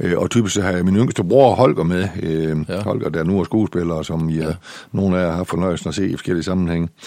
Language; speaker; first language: Danish; native; Danish